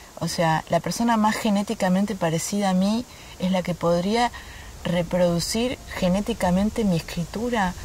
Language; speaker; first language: Spanish; native; Spanish